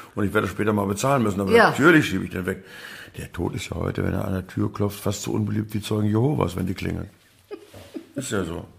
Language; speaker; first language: German; native; German